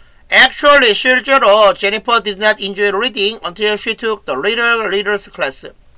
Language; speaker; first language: English; non-native, fluent; Korean